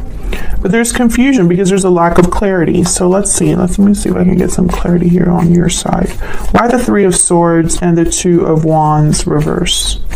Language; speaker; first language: English; native; English